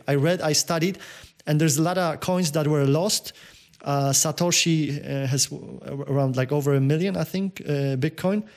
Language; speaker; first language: English; non-native, fluent; Polish